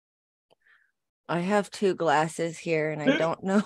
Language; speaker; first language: English; native; English